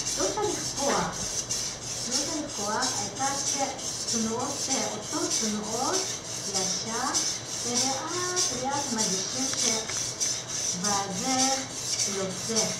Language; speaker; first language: Hebrew; non-native, learner; Russian